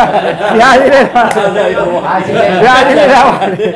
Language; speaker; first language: Arabic; non-native, fluent; Indonesian